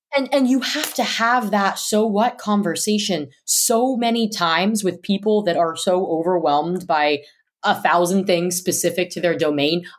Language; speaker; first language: English; native; English